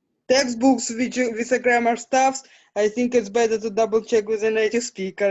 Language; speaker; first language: English; non-native, fluent; Russian